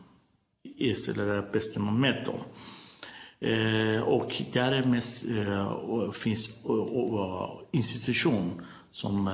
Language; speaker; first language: Swedish; non-native, learner; Persian